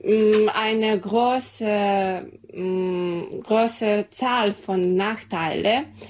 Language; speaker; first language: German; non-native, learner; Serbian